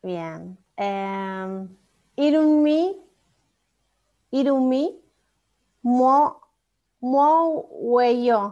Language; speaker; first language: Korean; non-native, learner; Spanish